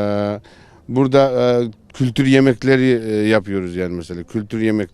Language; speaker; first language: Turkish; non-native, local second language; Kyrgyz